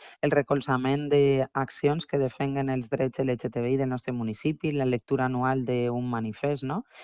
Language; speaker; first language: Catalan; native; Catalan